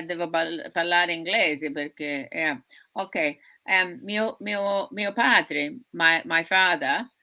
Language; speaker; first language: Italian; early bilingual, heritage; Sicilian